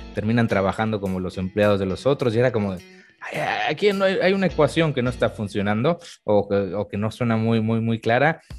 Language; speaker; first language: Spanish; native; Spanish